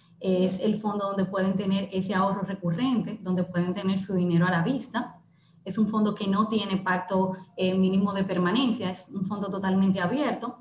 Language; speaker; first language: Spanish; native; Spanish